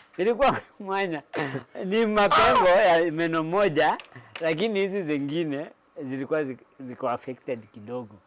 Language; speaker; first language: Swahili; non-native, local second language; Kamba